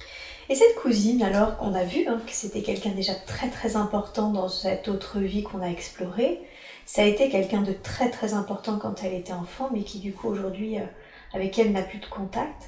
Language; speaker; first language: French; native; French